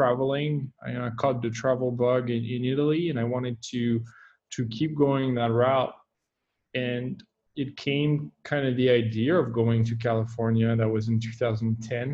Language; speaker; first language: English; non-native, fluent; French